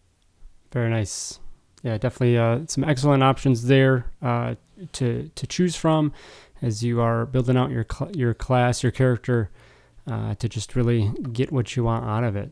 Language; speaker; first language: English; native; English